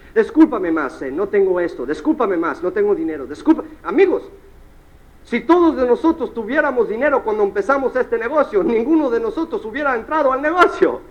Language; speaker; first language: Spanish; early bilingual, heritage; Spanish